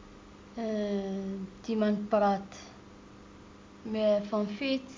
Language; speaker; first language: Dutch; non-native, learner; Arabic